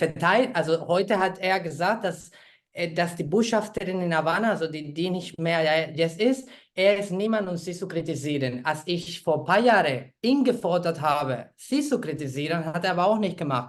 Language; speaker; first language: German; non-native, fluent; Spanish